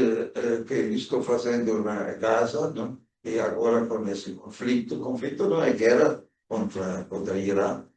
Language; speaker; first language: Portuguese; early bilingual, other home language; German